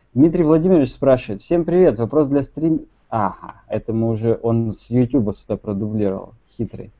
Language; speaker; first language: Russian; native; Russian